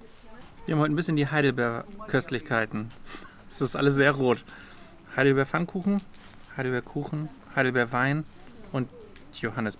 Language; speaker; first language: German; native; German